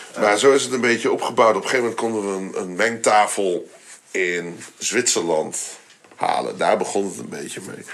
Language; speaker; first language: Dutch; native; Dutch